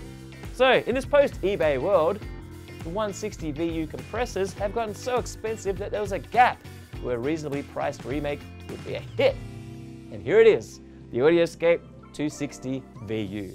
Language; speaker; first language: English; native; English